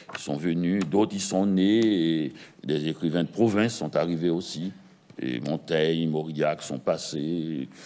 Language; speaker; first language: French; native; French